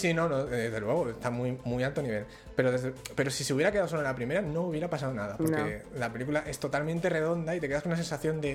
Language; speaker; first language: Spanish; native; Spanish